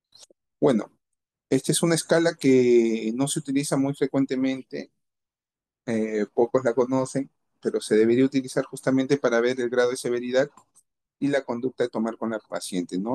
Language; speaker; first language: Spanish; native; Spanish